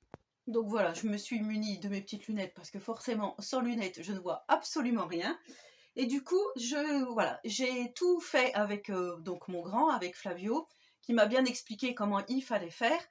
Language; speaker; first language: French; native; French